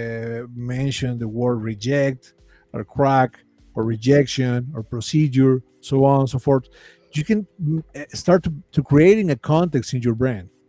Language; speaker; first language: English; non-native, fluent; Spanish